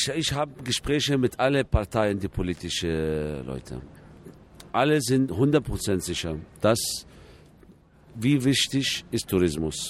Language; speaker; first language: German; non-native, fluent; Arabic